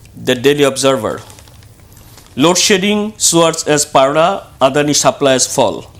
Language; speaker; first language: English; non-native, local second language; Bangla